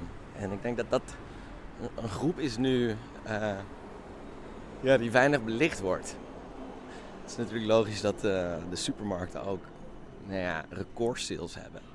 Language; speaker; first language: Dutch; native; Dutch